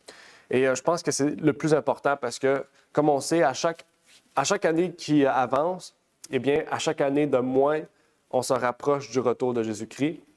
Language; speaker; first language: French; native; French